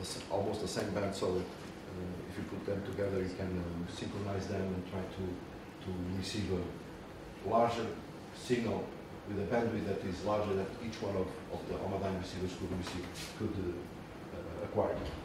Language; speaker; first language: English; non-native, fluent; Portuguese